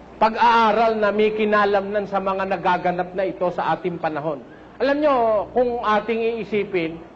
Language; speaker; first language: Filipino; non-native, local second language; Pampanga